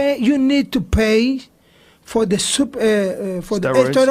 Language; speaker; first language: English; non-native, learner; Spanish